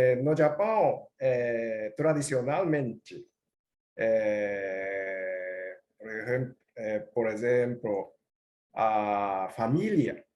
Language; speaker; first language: Portuguese; non-native, learner; Japanese